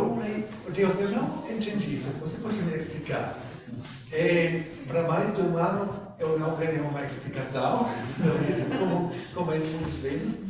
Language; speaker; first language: Portuguese; non-native, learner; German